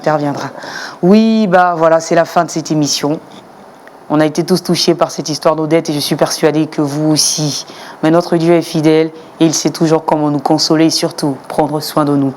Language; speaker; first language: French; native; French